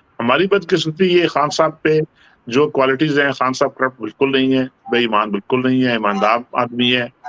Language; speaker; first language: Urdu; native; Urdu